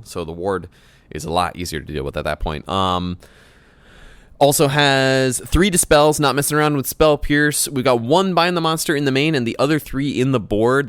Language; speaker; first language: English; native; English